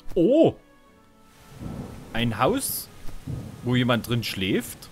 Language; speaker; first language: German; native; German